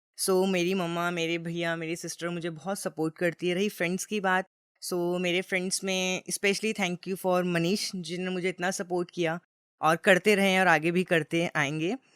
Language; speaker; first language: Hindi; native; Hindi